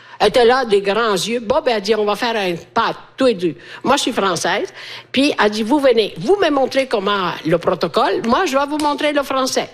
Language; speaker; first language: French; non-native, fluent; Italian